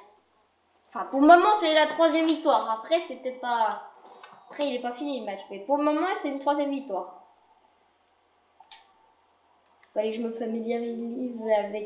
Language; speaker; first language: French; native; French